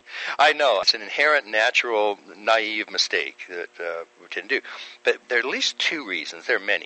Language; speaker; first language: English; native; English